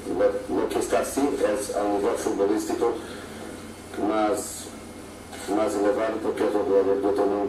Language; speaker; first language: Spanish; non-native, fluent; Portuguese